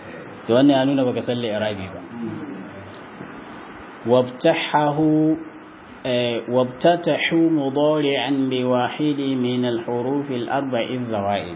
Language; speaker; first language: Arabic; non-native, fluent; Hausa